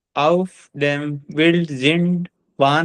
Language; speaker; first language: German; non-native, learner; Hindi